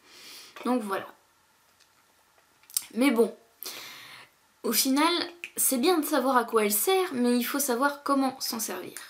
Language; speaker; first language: French; native; French